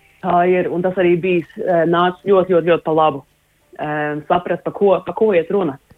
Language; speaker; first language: Latvian; early bilingual, heritage; Latvian